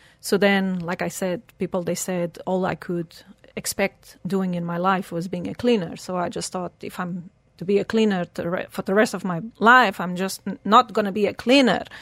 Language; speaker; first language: English; non-native, fluent; Portuguese